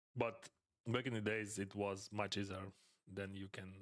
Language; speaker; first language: English; non-native, fluent; Ukrainian